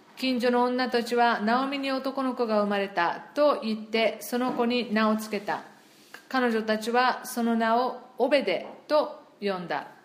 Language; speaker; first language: Japanese; non-native, fluent; English